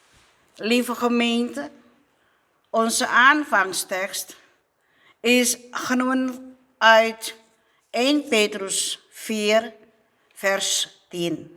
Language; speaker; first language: Dutch; non-native, fluent; Indonesian